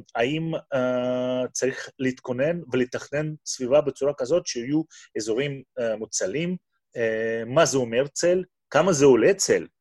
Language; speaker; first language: Hebrew; non-native, fluent; Russian